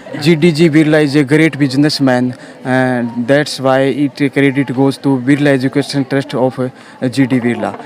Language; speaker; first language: English; non-native, local second language; Hindi